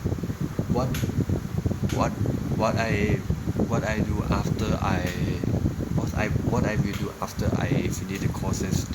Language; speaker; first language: English; non-native, learner; Thai